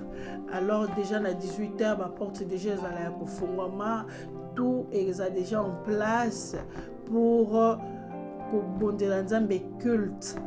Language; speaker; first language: French; non-native, local second language; Lingala